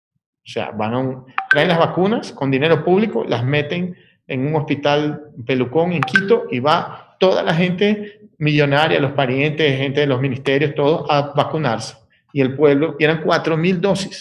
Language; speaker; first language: Spanish; native; Spanish